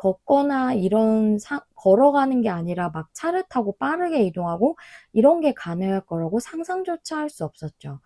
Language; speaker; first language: Korean; native; Korean